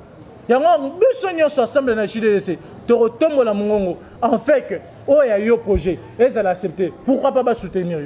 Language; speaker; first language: French; non-native, local second language; Lingala